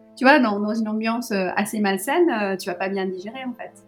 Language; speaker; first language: French; early bilingual, other home language; Sinhala